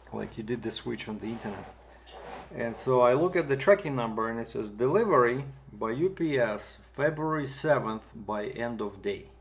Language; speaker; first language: English; non-native, fluent; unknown